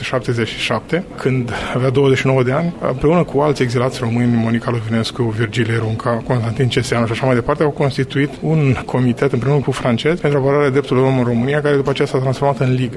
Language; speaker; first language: Romanian; native; Romanian